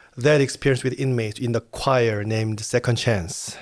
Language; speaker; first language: English; non-native, fluent; Korean